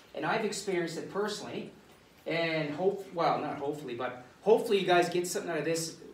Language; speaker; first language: English; native; English